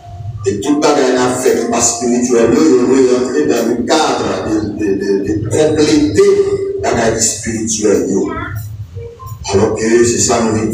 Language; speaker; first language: French; non-native, local second language; Haitian Creole